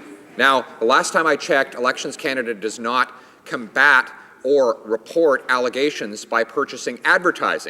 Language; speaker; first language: English; native; English